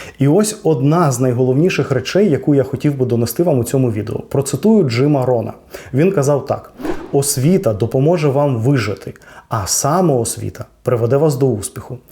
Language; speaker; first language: Ukrainian; non-native, local second language; Russian